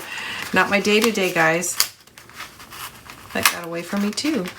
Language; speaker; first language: English; native; English